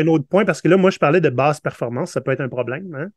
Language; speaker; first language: French; native; French